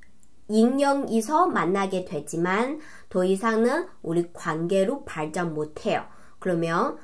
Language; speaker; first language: Korean; non-native, fluent; Chinese